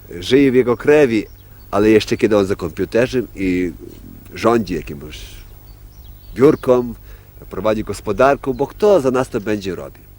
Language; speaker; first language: Polish; non-native, local second language; Ukrainian